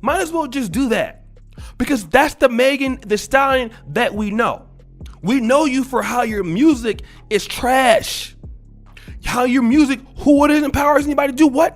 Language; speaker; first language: English; native; English